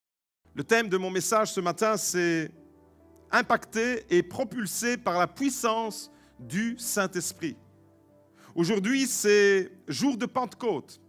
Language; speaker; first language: French; native; French